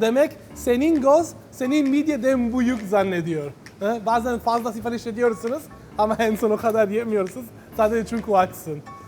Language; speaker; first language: Turkish; non-native, learner; Italian